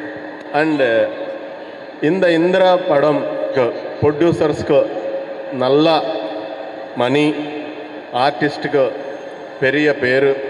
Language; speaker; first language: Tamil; non-native, learner; Telugu